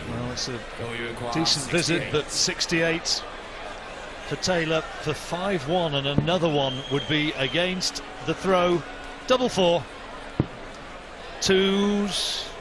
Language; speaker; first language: English; native; English